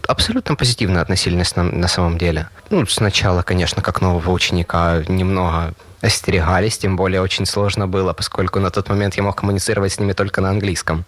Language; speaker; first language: Russian; native; Russian